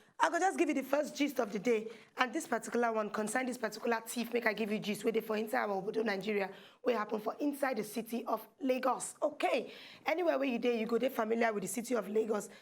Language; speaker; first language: Nigerian Pidgin; native; Nigerian Pidgin